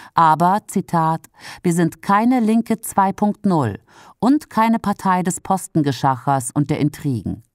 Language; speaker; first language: German; native; German